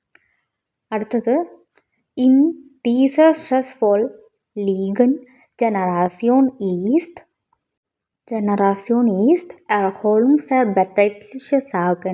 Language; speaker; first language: German; non-native, learner; Malayalam